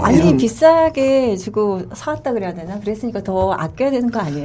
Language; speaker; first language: Korean; native; Korean